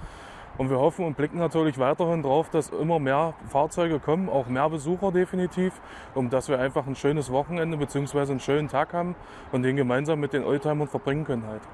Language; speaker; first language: German; native; German